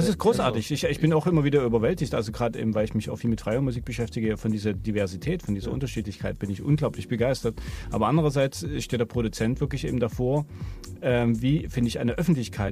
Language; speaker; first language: German; native; German